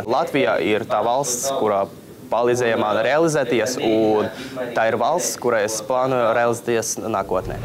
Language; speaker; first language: Latvian; non-native, fluent; Russian